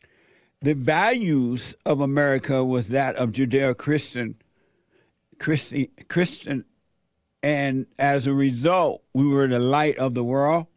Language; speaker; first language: English; native; English